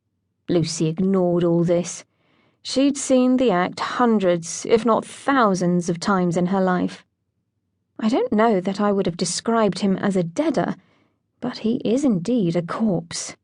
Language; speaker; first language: English; native; English